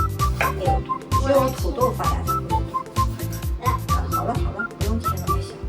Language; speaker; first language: Chinese; native; Chinese